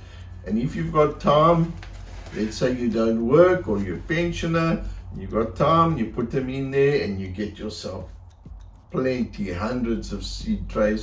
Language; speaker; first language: English; native; English